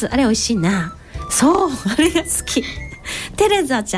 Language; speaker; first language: Japanese; native; Japanese